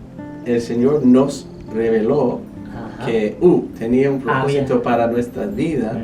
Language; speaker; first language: Spanish; non-native, fluent; English